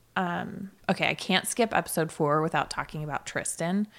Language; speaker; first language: English; native; English